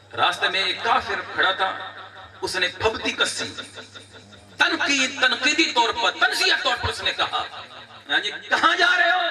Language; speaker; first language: Urdu; non-native, local second language; Pashto